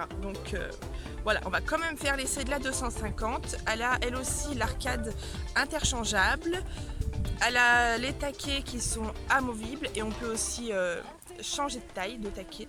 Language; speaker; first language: French; native; French